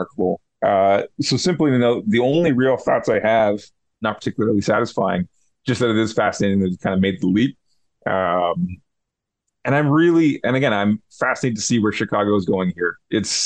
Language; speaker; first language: English; native; English